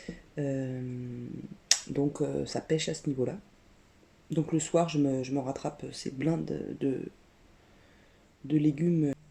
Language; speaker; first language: French; native; French